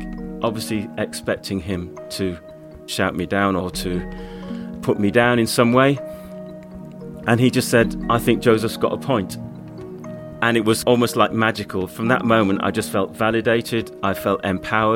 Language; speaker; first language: English; native; English